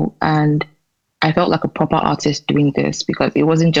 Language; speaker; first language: English; non-native, local second language; Igbo